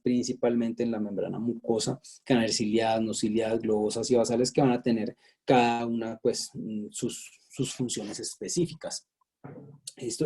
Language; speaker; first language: Spanish; native; Spanish